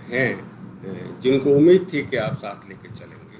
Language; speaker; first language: Hindi; native; Hindi